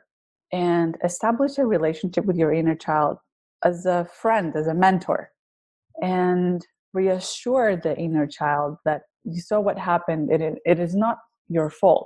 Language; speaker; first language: English; non-native, fluent; Greek